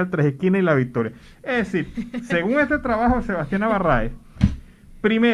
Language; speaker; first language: Spanish; native; Spanish